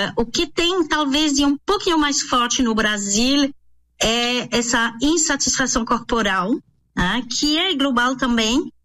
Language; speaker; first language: Portuguese; non-native, fluent; French